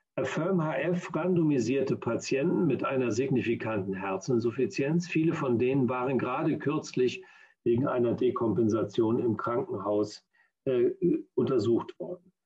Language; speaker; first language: German; native; German